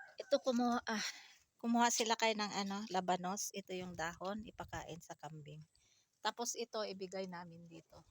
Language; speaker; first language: Filipino; non-native, local second language; Iloko